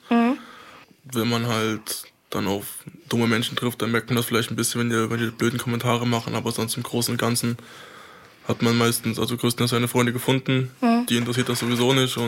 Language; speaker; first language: German; native; German